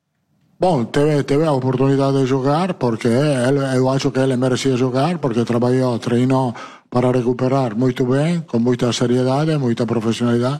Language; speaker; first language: Portuguese; non-native, learner; Italian